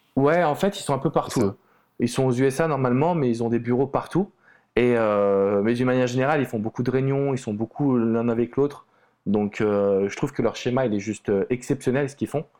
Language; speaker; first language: French; native; French